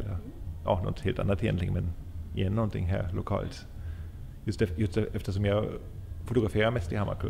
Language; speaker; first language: Swedish; native; Swedish